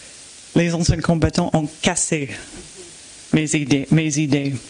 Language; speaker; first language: French; non-native, fluent; English